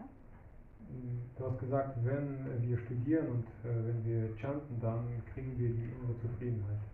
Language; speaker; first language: German; non-native, fluent; Russian